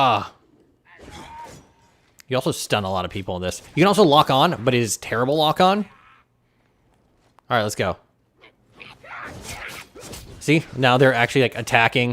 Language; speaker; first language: English; native; English